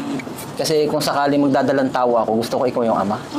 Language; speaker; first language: Filipino; native; Filipino